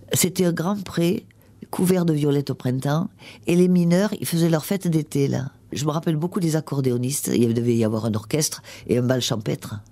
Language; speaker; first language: French; native; French